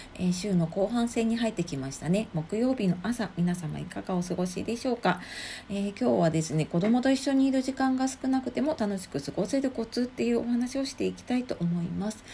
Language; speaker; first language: Japanese; native; Japanese